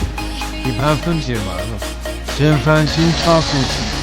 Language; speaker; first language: Chinese; native; Chinese